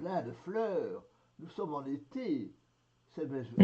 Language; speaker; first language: French; native; French